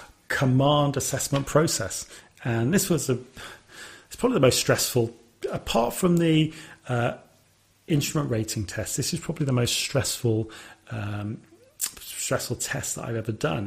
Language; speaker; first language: English; native; English